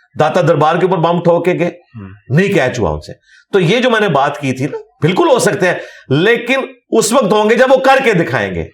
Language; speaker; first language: Urdu; non-native, local second language; Punjabi